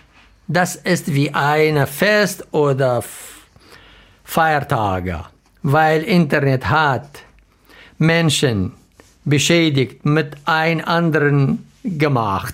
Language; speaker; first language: German; non-native, learner; Arabic